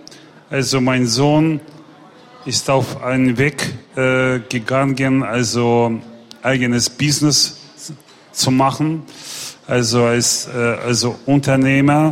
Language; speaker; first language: German; non-native, fluent; Russian